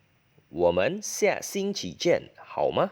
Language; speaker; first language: Chinese; non-native, learner; Khmer